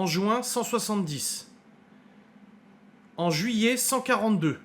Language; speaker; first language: French; native; French